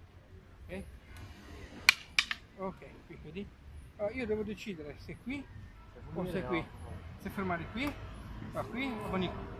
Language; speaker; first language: Italian; non-native, fluent; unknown